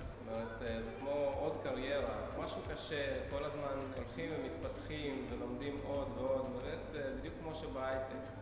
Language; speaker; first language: Hebrew; early bilingual, other home language; Russian